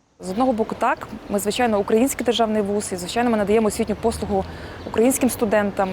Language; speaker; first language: Ukrainian; native; Ukrainian